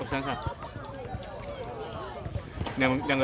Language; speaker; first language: Chinese; native; Chinese